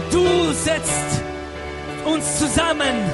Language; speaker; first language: German; non-native, fluent; Russian